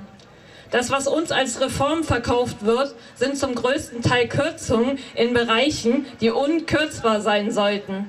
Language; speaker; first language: German; native; German